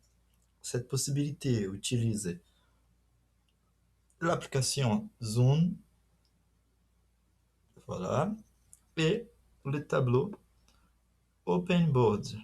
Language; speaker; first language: French; non-native, fluent; Portuguese